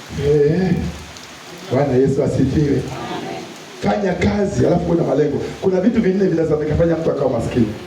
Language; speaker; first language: Swahili; non-native, local second language; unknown